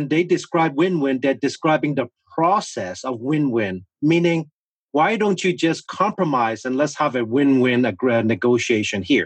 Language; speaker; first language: English; non-native, local second language; Cantonese